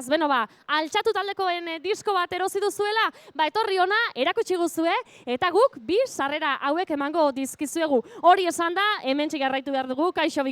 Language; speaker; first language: Basque; native; Basque